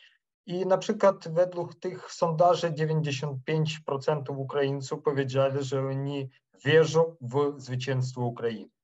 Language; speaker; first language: Polish; non-native, fluent; Ukrainian